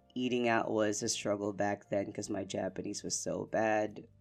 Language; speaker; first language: English; non-native, local second language; Filipino